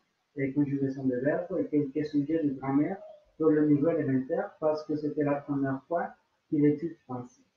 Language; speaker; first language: French; non-native, learner; Spanish